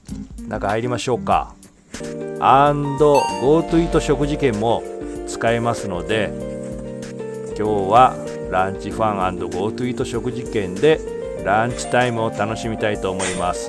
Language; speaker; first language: Japanese; native; Japanese